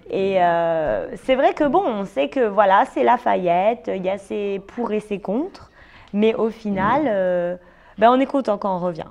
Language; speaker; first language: French; native; French